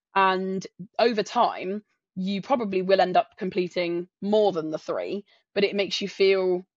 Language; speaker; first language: English; native; English